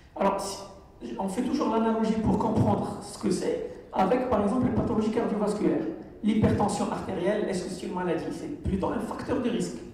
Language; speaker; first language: French; non-native, local second language; Arabic